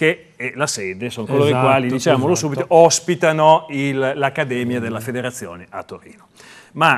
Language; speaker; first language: Italian; native; Italian